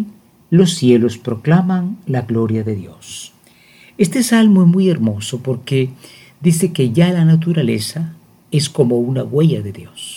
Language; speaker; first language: Spanish; native; Spanish